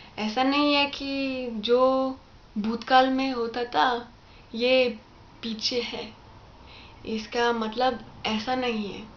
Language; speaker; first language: Hindi; non-native, fluent; French